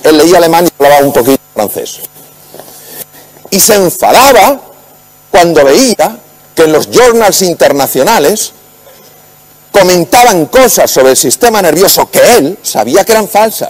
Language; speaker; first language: Spanish; native; Spanish